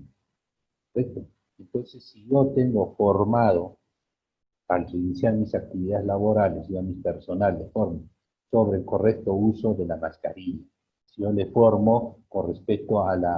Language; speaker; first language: Spanish; native; Spanish